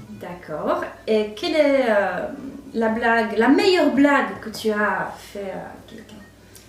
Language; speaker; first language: French; non-native, fluent; Polish